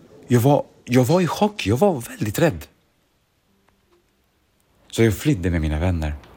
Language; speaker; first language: Swedish; early bilingual, other home language; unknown